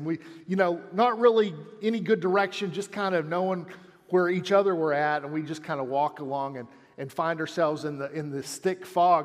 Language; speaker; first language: English; native; English